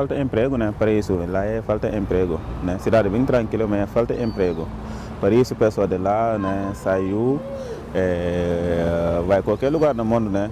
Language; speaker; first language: Portuguese; non-native, learner; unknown